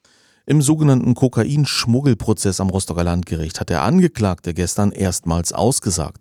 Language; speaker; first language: German; native; German